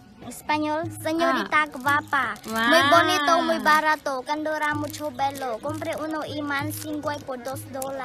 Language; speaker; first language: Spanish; non-native, learner; Khmer